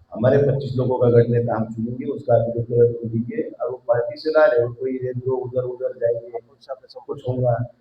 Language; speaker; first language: Hindi; non-native, local second language; Marathi